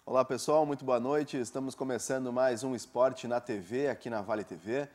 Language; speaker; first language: Portuguese; native; Portuguese